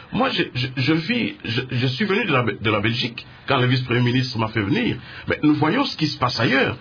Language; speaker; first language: French; non-native, local second language; Lingala